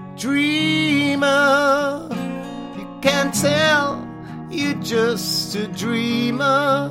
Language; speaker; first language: English; non-native, fluent; Swedish